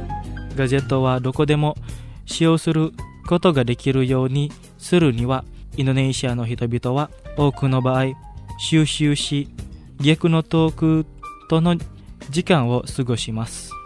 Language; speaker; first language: Japanese; non-native, fluent; Indonesian